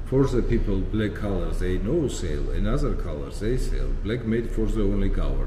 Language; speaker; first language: English; non-native, learner; Georgian